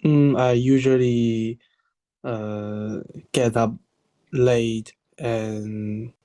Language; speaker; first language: English; non-native, learner; Chinese